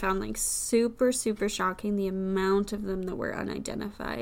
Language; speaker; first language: English; native; English